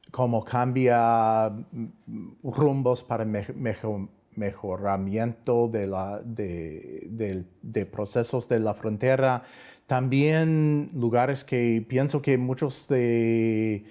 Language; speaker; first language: Spanish; non-native, fluent; English